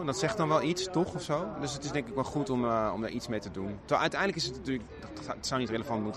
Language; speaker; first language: Dutch; native; Dutch